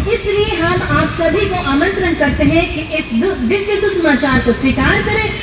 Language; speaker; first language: Hindi; non-native, local second language; Malayalam